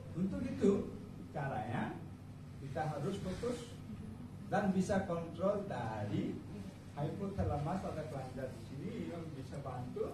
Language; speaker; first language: Indonesian; non-native, fluent; Bangla